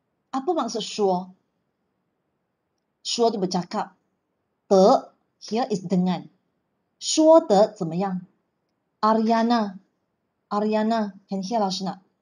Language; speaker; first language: Chinese; non-native, fluent; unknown